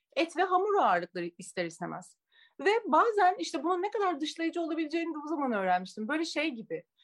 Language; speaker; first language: Turkish; native; Turkish